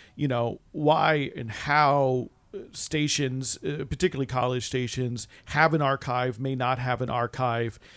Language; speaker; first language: English; native; English